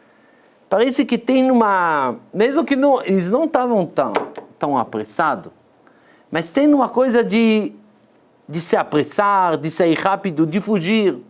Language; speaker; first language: Portuguese; non-native, fluent; Hebrew